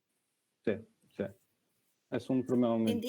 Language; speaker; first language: Spanish; non-native, learner; Polish